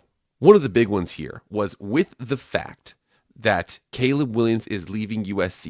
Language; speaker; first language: English; native; English